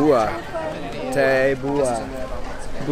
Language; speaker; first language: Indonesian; non-native, learner; Vietnamese